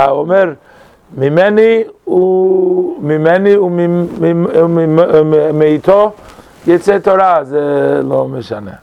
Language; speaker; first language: Hebrew; non-native, fluent; English